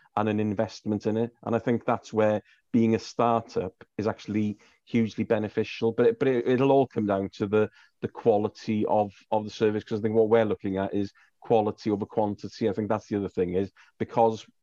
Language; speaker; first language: English; native; English